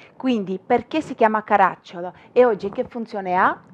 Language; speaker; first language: Italian; native; Italian